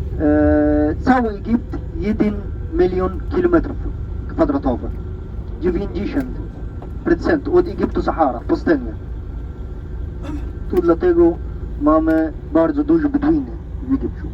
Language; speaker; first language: Polish; non-native, learner; Arabic